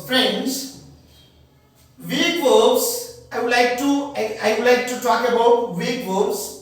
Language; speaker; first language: English; non-native, local second language; Telugu